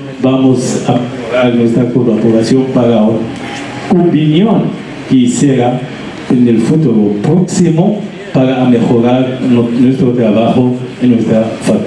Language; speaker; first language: Spanish; non-native, learner; Arabic